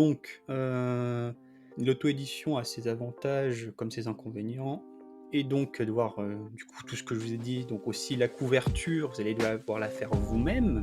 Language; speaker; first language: French; native; French